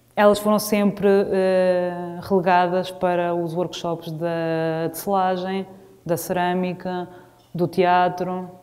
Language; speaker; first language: Portuguese; native; Portuguese